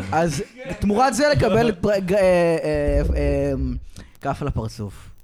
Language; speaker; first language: Hebrew; native; Hebrew